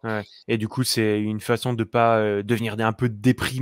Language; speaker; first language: French; native; French